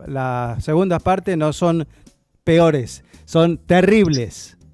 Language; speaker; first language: Spanish; native; Spanish